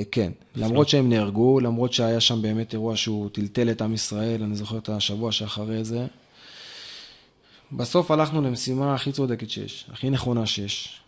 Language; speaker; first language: Hebrew; native; Hebrew